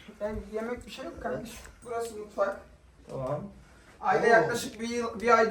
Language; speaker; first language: Turkish; native; Turkish